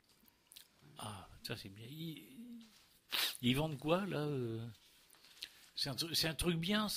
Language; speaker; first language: French; native; French